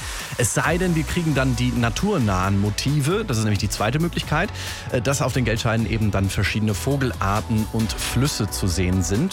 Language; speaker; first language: German; native; German